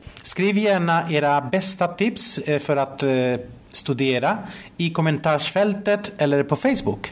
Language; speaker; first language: Swedish; non-native, fluent; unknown